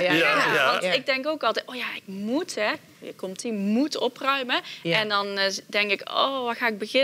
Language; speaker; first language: Dutch; native; Dutch